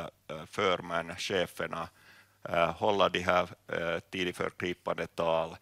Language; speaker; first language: Swedish; non-native, local second language; Finnish